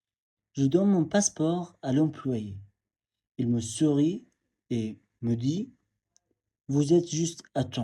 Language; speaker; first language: French; non-native, fluent; Arabic